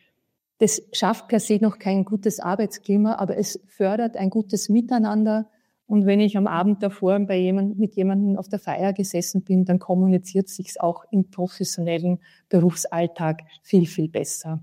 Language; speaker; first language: German; native; German